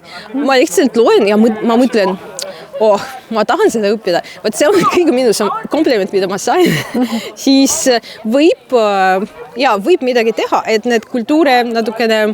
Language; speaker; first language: Estonian; non-native, fluent; Russian